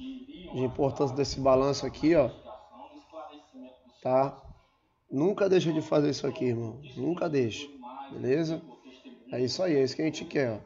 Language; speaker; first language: Portuguese; native; Portuguese